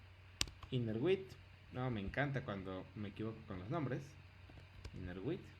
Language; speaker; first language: Spanish; native; Spanish